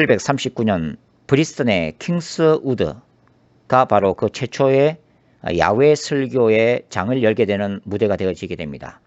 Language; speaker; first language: Korean; native; Korean